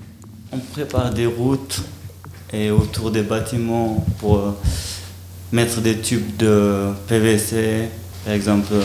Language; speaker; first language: French; non-native, learner; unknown